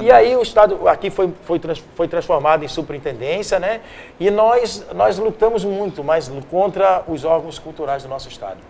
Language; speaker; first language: Portuguese; native; Portuguese